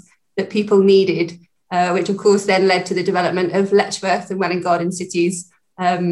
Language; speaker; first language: English; native; English